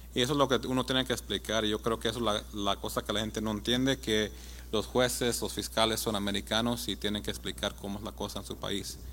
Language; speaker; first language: Spanish; early bilingual, heritage; Spanish